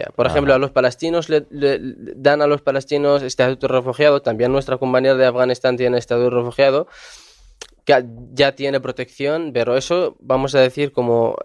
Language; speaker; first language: Spanish; non-native, fluent; Arabic